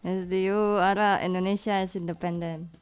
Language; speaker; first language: Catalan; non-native, learner; Indonesian